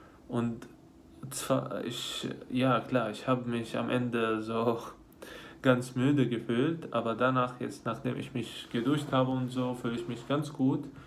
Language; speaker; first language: German; non-native, fluent; Arabic